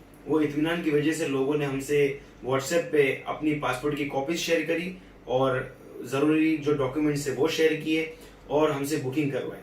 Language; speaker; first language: Hindi; native; Hindi